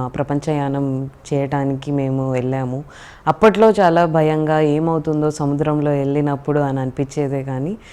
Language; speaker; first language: Telugu; native; Telugu